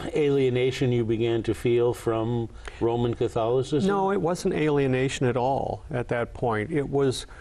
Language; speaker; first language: English; native; English